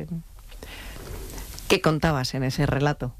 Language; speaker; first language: Spanish; native; Spanish